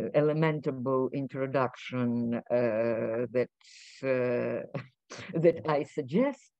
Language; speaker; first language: English; non-native, fluent; Ukrainian